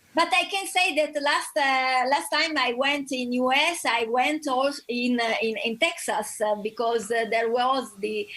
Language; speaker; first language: English; non-native, learner; Italian